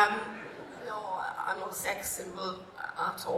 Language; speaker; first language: English; native; English